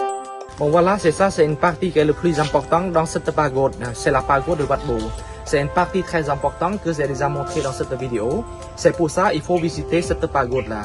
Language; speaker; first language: French; non-native, fluent; Khmer